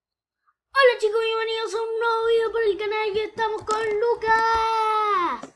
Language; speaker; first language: Spanish; native; Spanish